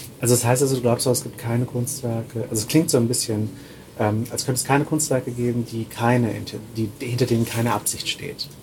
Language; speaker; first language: German; native; German